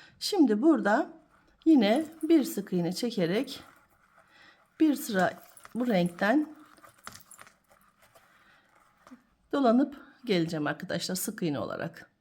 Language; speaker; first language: Turkish; native; Turkish